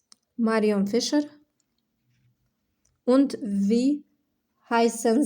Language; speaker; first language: German; non-native, fluent; Albanian